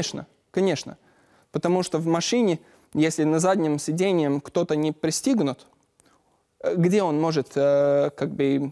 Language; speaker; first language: Russian; non-native, learner; Latvian